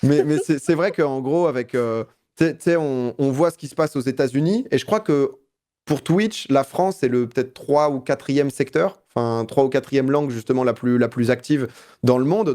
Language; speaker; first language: French; native; French